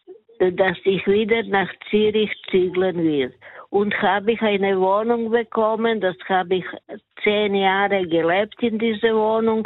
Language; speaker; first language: German; non-native, learner; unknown